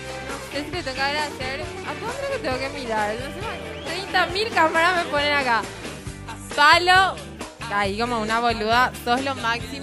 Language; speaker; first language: Spanish; native; Spanish